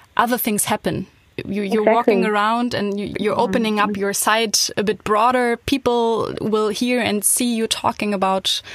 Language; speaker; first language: English; non-native, fluent; German